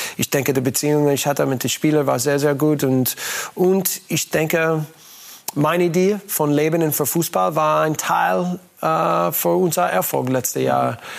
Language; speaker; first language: German; non-native, learner; English